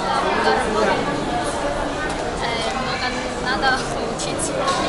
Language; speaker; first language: Russian; non-native, fluent; Chinese